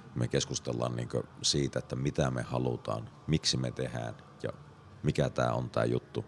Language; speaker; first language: Finnish; native; Finnish